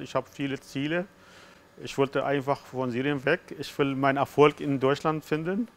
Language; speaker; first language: German; non-native, learner; Arabic